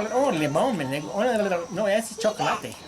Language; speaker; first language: Spanish; non-native, learner; English